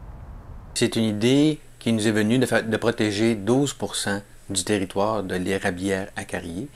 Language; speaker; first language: French; native; French